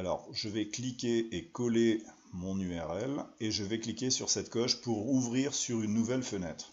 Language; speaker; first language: French; native; French